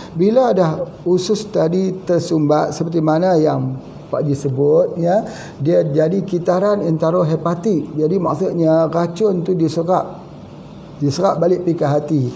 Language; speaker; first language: Malay; native; Malay